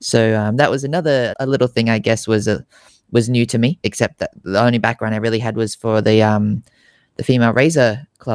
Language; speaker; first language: English; native; English